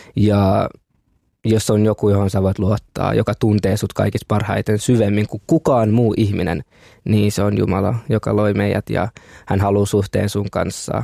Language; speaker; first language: Finnish; early bilingual, other home language; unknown